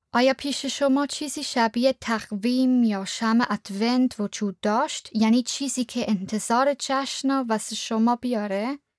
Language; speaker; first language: Persian; non-native, fluent; German